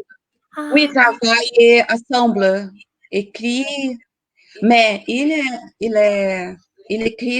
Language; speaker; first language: French; non-native, learner; Portuguese